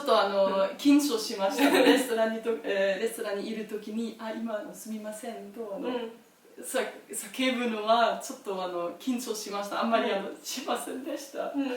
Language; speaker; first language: Japanese; non-native, learner; German